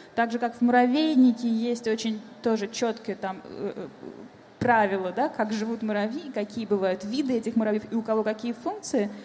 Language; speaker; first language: Russian; native; Russian